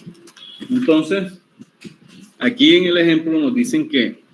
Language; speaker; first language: Spanish; native; Spanish